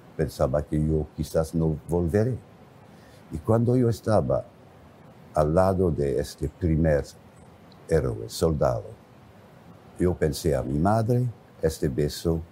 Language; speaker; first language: Spanish; non-native, fluent; English